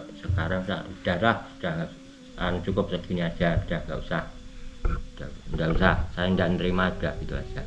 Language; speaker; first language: Indonesian; non-native, local second language; Javanese